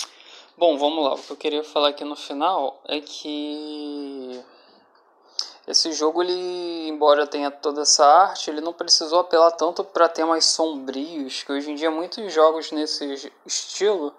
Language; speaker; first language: Portuguese; native; Portuguese